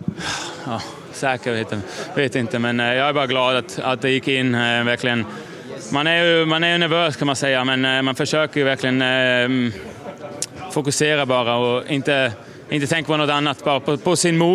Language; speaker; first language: Swedish; non-native, fluent; German